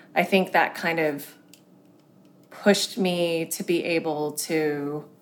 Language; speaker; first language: English; early bilingual, other home language; Cantonese